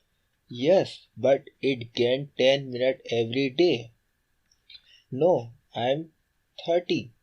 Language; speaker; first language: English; non-native, learner; Urdu